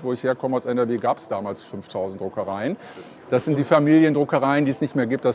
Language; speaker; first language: German; native; German